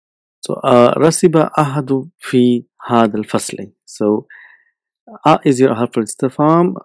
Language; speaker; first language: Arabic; non-native, fluent; English